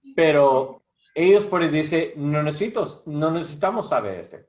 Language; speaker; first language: Spanish; non-native, learner; English